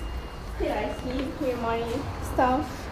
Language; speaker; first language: English; non-native, learner; Arabic